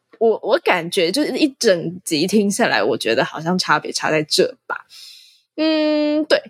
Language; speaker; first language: Chinese; native; Chinese